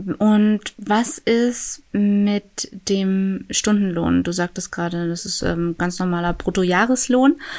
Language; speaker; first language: German; native; German